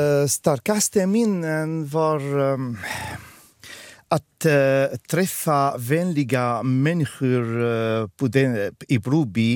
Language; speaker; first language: Swedish; non-native, fluent; Arabic